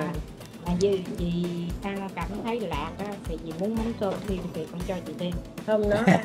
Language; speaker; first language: Vietnamese; native; Vietnamese